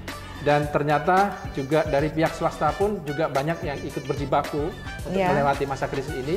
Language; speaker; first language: Indonesian; native; Indonesian